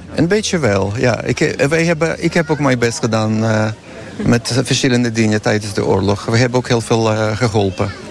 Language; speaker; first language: Dutch; non-native, fluent; Ukrainian